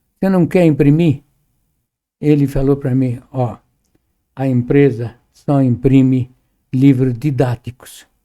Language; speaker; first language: Portuguese; early bilingual, other home language; Arabic